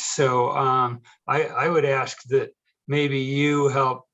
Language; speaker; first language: English; native; English